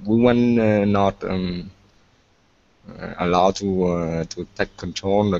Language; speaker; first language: English; non-native, learner; Vietnamese